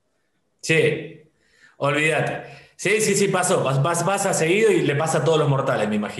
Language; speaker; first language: Spanish; native; Spanish